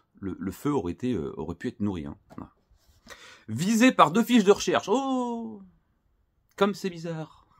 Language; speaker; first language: French; native; French